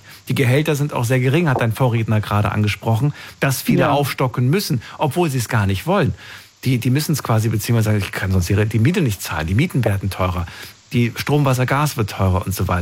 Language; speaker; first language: German; native; German